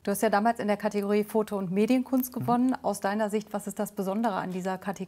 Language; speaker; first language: German; native; German